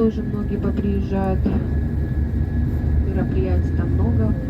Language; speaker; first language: Russian; native; Russian